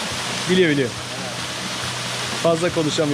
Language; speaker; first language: Turkish; early bilingual, heritage; Turkish